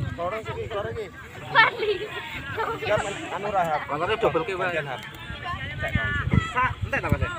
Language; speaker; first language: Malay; non-native, local second language; Javanese